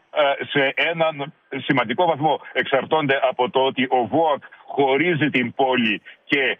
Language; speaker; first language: Greek; native; Greek